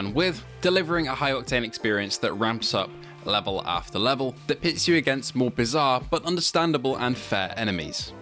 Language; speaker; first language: English; native; English